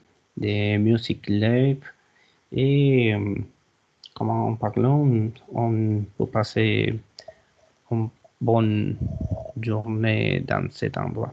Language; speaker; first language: French; non-native, learner; Spanish